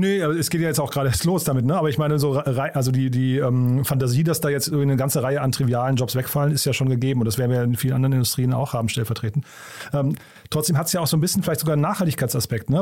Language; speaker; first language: German; native; German